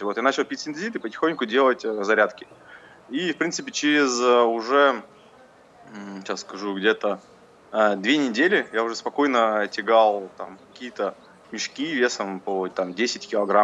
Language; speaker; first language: Russian; native; Russian